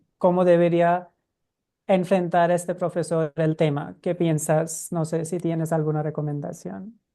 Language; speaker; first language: Spanish; non-native, fluent; Hindi